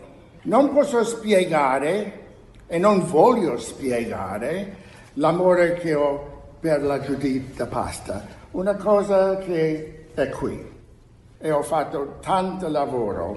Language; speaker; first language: Italian; non-native, learner; English